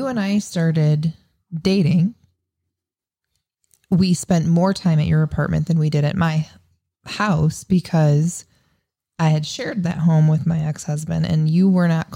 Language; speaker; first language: English; native; English